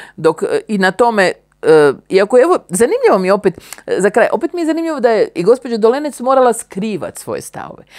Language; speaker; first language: Croatian; native; Croatian